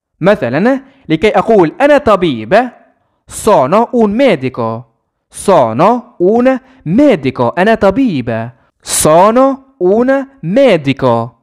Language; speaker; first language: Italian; non-native, fluent; Arabic